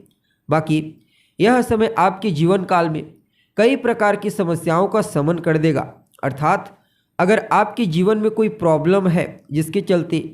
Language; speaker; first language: Hindi; native; Hindi